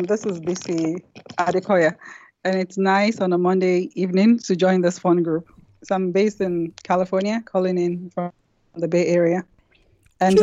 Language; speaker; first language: English; non-native, local second language; Yoruba